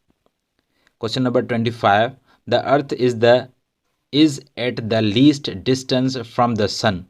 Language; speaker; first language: English; non-native, local second language; Urdu